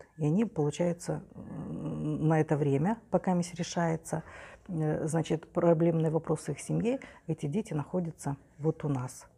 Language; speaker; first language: Russian; native; Russian